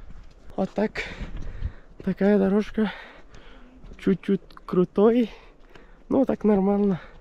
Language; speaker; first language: Russian; non-native, learner; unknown